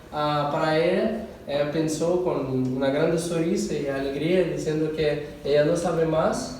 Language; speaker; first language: Spanish; non-native, fluent; Russian